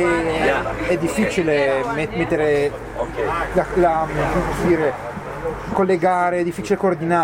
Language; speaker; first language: Italian; native; Italian